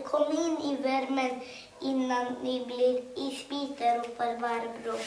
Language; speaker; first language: Swedish; early bilingual, other home language; Kurdish